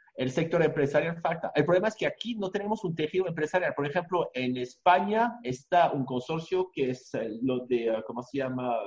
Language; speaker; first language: Spanish; non-native, fluent; French